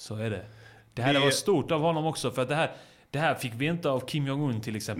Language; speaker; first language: Swedish; native; Swedish